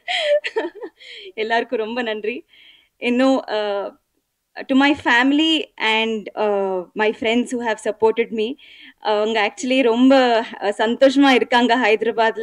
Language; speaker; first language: Tamil; non-native, fluent; Telugu